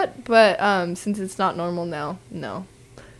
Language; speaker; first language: English; early bilingual, other home language; Spanish